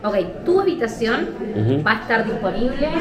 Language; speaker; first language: Spanish; native; Spanish